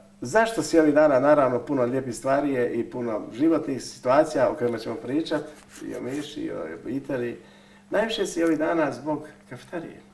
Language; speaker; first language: Croatian; native; Croatian